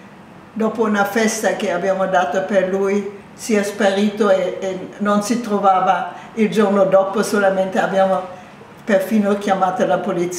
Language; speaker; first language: Italian; non-native, fluent; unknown